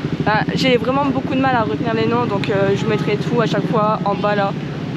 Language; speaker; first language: French; native; French